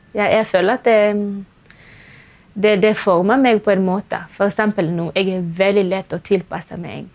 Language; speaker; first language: Norwegian; non-native, fluent; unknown